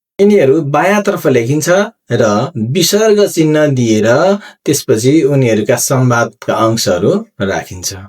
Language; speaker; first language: Nepali; native; Nepali